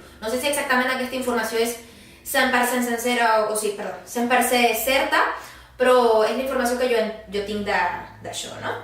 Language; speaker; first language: Catalan; non-native, fluent; Spanish